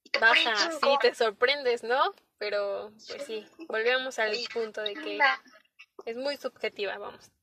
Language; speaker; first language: Spanish; native; Spanish